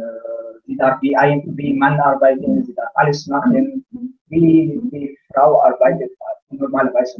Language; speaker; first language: German; non-native, learner; Arabic